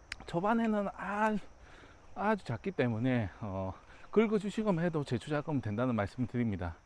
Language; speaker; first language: Korean; native; Korean